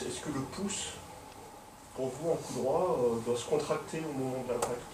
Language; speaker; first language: French; native; French